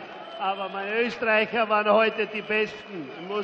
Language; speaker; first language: German; non-native, fluent; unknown